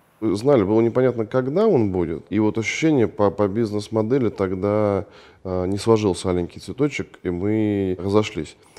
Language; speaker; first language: Russian; native; Russian